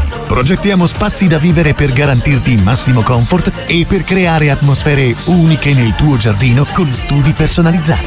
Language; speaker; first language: Italian; native; Italian